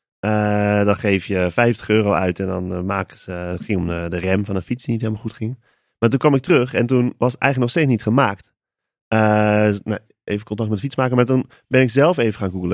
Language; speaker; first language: Dutch; native; Dutch